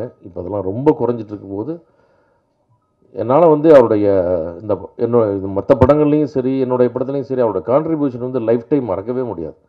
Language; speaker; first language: Tamil; native; Tamil